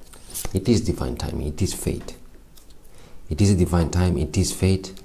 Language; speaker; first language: English; non-native, fluent; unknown